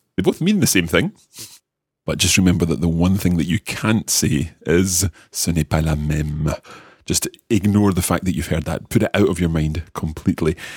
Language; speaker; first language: English; native; English